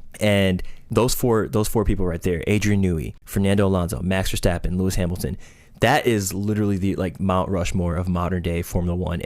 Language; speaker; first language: English; native; English